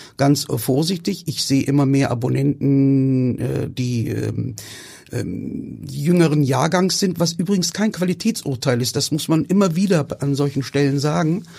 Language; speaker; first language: German; early bilingual, other home language; Turkish